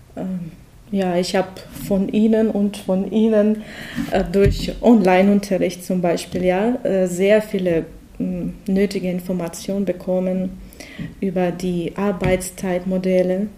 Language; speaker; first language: German; non-native, fluent; Russian